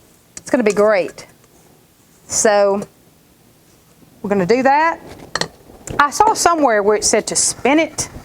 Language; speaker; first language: English; native; English